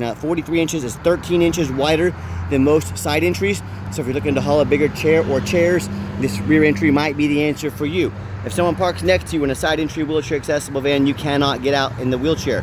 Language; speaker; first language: English; native; English